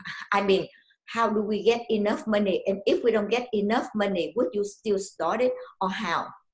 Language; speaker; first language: English; non-native, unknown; Vietnamese